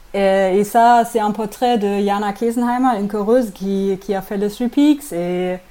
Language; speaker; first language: French; non-native, learner; German